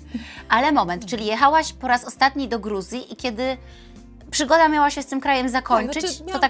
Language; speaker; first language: Polish; native; Polish